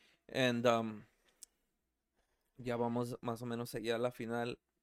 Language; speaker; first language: Spanish; native; Spanish